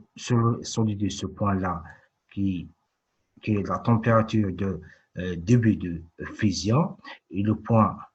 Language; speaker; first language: French; non-native, local second language; Arabic